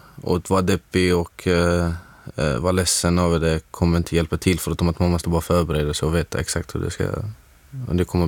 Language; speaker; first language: Swedish; non-native, fluent; Arabic